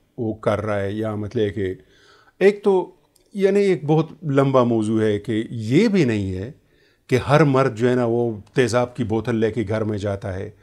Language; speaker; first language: Urdu; native; Urdu